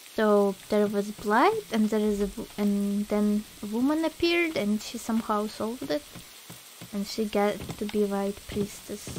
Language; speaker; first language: English; non-native, fluent; Russian